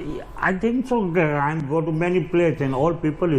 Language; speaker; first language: English; non-native, learner; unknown